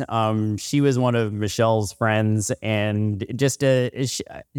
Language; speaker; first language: English; native; English